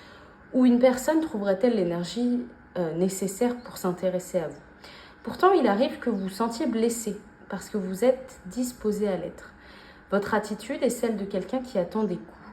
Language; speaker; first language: French; native; French